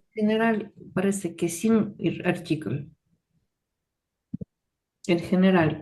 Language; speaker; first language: Spanish; non-native, learner; Russian